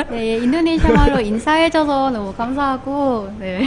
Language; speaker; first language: Korean; non-native, fluent; Indonesian